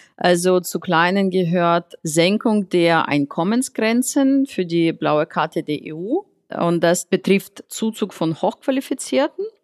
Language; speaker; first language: German; non-native, fluent; Russian